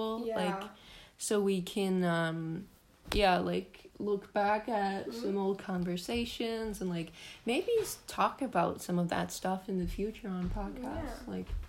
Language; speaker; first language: English; non-native, fluent; Danish